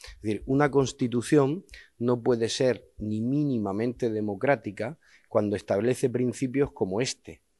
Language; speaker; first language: Spanish; native; Spanish